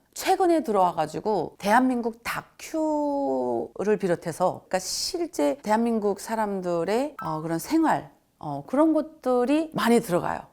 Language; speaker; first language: Korean; native; Korean